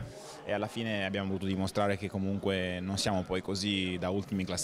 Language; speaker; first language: Italian; native; Italian